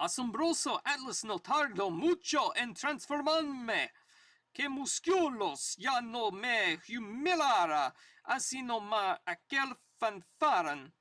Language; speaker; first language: Spanish; non-native, learner; English